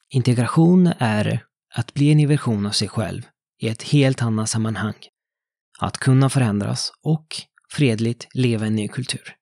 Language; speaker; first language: Swedish; non-native, fluent; Italian